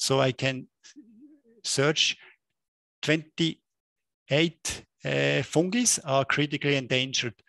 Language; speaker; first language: English; non-native, fluent; German